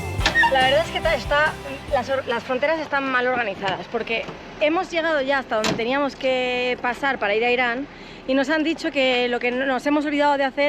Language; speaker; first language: Spanish; native; Spanish